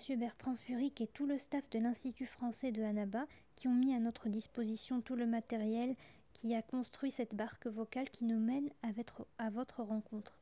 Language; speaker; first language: French; non-native, local second language; Arabic